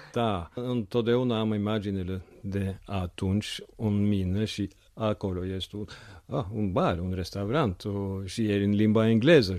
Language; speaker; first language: Romanian; non-native, fluent; Norwegian